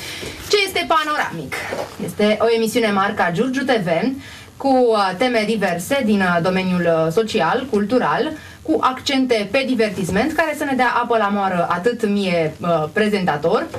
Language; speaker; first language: Romanian; native; Romanian